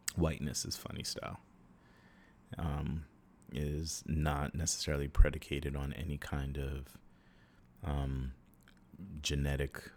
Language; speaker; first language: English; native; English